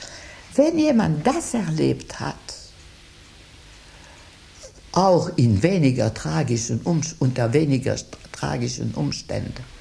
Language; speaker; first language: German; non-native, fluent; French